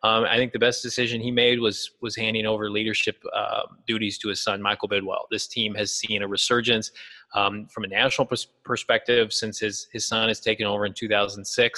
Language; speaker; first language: English; native; English